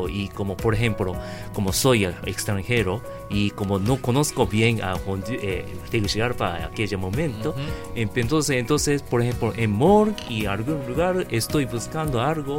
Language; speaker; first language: Spanish; non-native, learner; Japanese